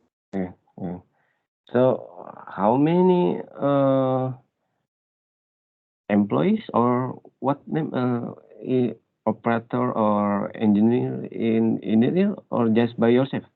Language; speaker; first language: English; non-native, learner; Indonesian